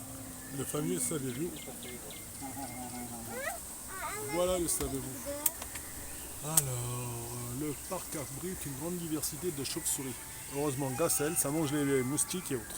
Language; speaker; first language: French; native; French